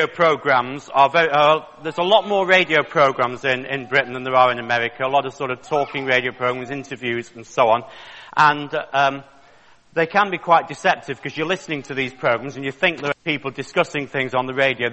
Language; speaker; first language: English; native; English